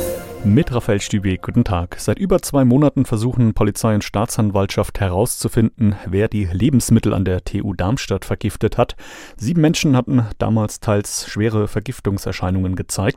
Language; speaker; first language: German; native; German